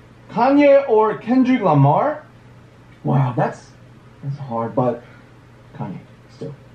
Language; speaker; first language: English; non-native, fluent; Korean